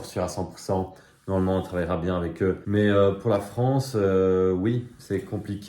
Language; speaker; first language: French; native; French